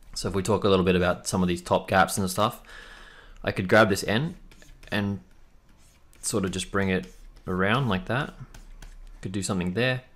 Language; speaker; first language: English; native; English